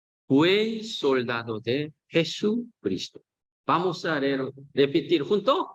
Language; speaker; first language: Spanish; non-native, learner; Korean